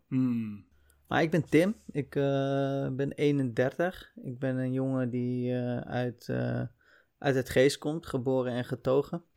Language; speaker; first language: Dutch; native; Dutch